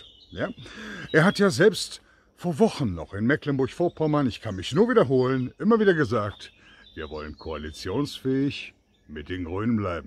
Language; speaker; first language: German; native; German